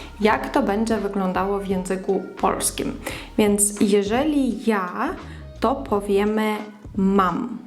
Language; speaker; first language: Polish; non-native, fluent; Ukrainian